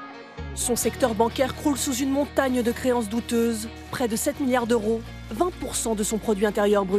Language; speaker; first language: French; native; French